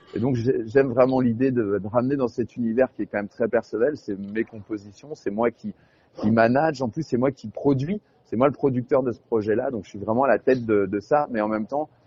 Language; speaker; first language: French; native; French